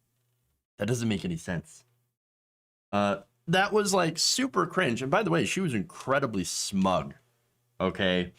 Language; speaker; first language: English; native; English